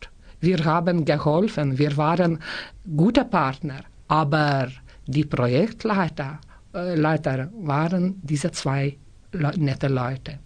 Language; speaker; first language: German; non-native, learner; Lithuanian